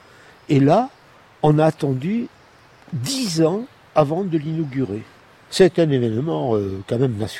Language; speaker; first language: French; native; French